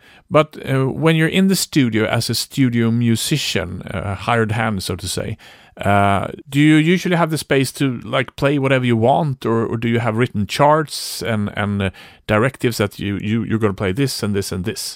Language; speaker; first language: English; non-native, fluent; Swedish